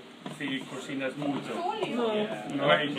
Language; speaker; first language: Spanish; non-native, learner; English